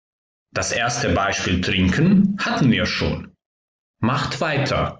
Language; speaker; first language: German; non-native, fluent; Croatian